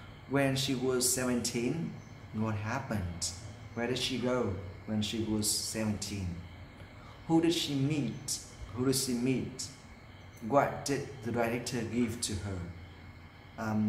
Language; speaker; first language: English; non-native, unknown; Vietnamese